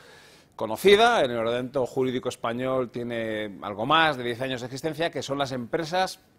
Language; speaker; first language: Spanish; native; Spanish